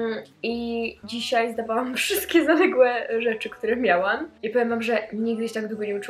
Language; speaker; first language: Polish; native; Polish